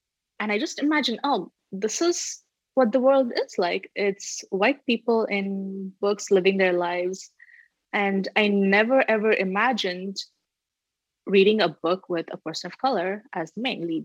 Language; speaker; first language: English; non-native, fluent; Tamil